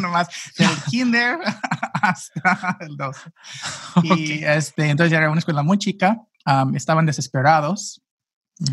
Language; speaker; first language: Spanish; non-native, fluent; English